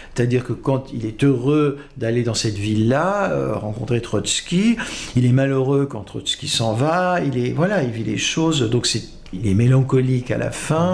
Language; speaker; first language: French; native; French